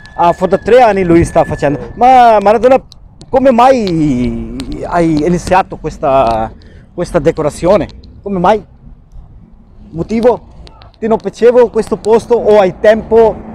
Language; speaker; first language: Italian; non-native, learner; Urdu